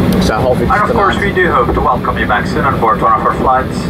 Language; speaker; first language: English; non-native, fluent; Dutch